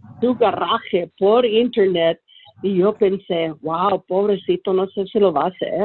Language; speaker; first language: Spanish; early bilingual, heritage; Spanish